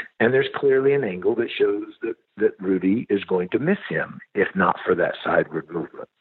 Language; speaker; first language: English; native; English